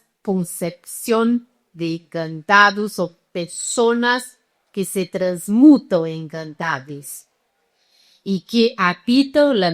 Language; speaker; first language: Spanish; non-native, fluent; Portuguese